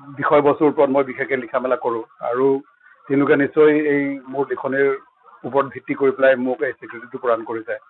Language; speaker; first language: Assamese; non-native, local second language; Karbi